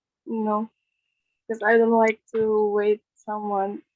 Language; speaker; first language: English; non-native, learner; Indonesian